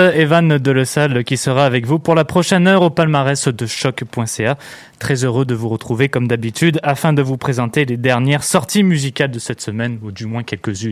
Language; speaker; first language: French; native; French